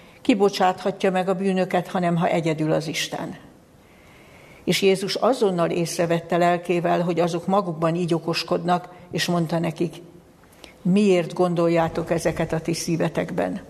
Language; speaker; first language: Hungarian; native; Hungarian